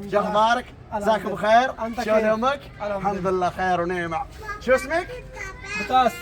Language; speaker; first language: Arabic; non-native, learner; Punjabi